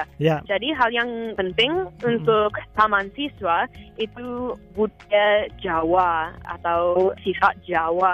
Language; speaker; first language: Indonesian; non-native, fluent; English